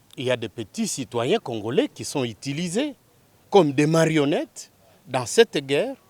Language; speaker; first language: French; non-native, local second language; Swahili